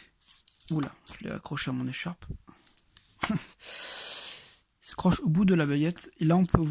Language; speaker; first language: French; native; French